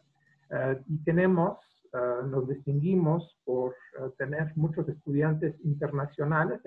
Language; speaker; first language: Spanish; non-native, fluent; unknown